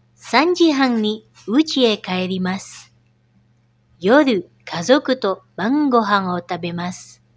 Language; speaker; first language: Japanese; non-native, fluent; Indonesian